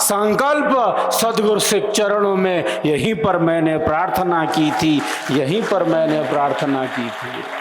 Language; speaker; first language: Hindi; native; Hindi